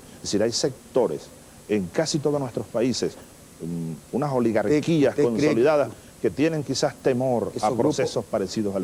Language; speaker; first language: Spanish; native; Spanish